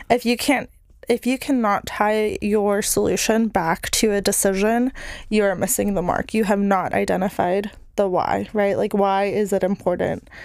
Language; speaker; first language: English; early bilingual, other home language; Bosnian